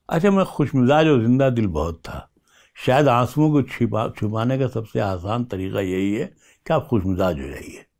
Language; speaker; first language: Hindi; native; Hindi